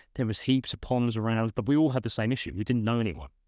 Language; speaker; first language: English; native; English